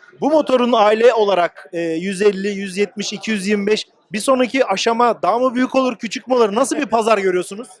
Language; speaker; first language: Turkish; native; Turkish